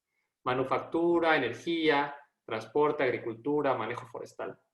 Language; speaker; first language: Spanish; native; Spanish